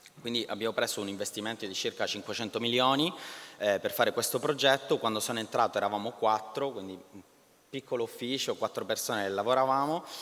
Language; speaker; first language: Italian; native; Italian